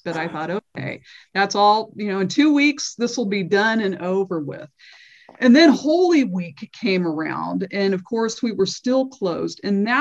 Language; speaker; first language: English; native; English